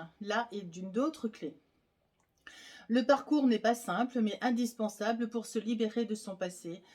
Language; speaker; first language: French; native; French